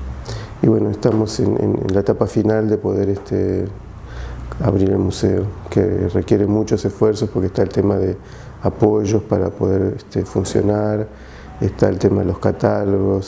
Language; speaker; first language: Spanish; native; Spanish